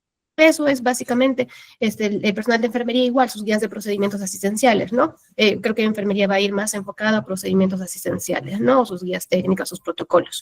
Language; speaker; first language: Spanish; native; Spanish